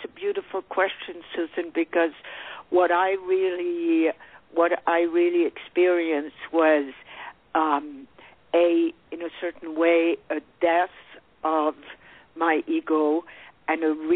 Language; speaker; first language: English; non-native, fluent; French